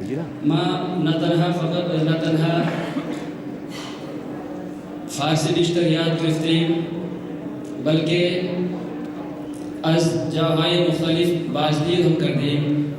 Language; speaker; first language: Persian; non-native, learner; Hindi